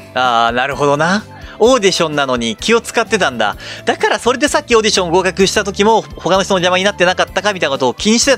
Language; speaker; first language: Japanese; native; Japanese